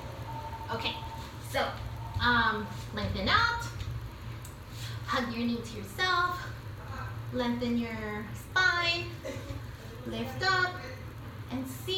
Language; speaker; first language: English; native; English